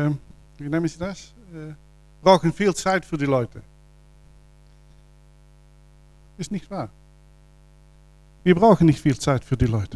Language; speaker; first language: German; non-native, learner; Dutch